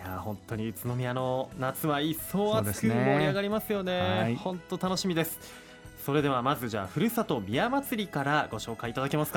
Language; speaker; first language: Japanese; native; Japanese